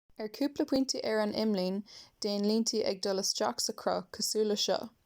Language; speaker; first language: Irish; non-native, local second language; English